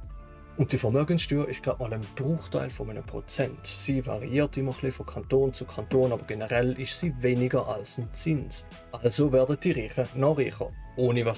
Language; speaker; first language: German; native; German